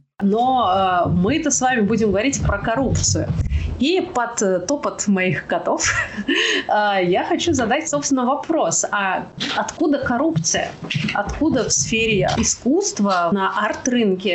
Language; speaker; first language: Russian; native; Russian